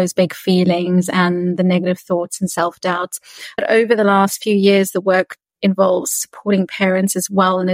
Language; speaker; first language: English; native; English